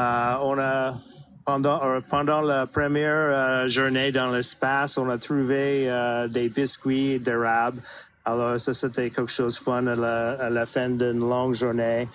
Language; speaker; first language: French; non-native, fluent; English